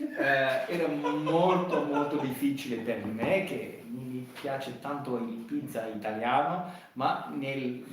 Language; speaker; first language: Italian; non-native, learner; English